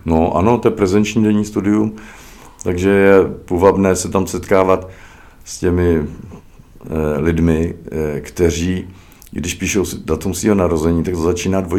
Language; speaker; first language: Czech; native; Czech